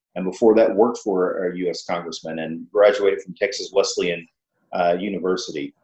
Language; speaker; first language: English; native; English